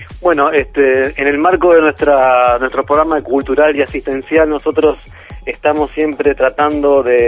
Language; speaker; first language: Spanish; native; Spanish